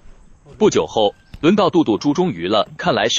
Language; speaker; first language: Chinese; native; Chinese